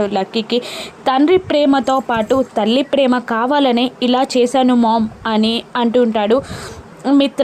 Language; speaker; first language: Telugu; native; Telugu